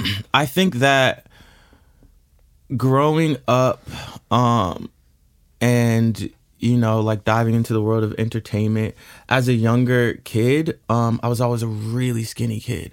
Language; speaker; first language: English; native; English